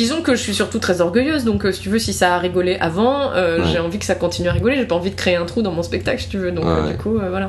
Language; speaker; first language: French; native; French